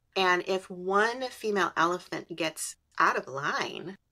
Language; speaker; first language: English; native; English